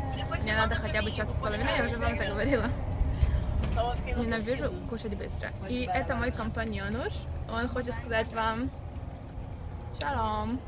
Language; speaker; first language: Russian; early bilingual, heritage; Russian